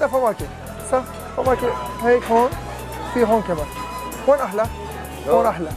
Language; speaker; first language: Arabic; non-native, learner; Turkish